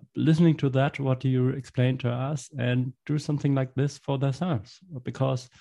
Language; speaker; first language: English; non-native, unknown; German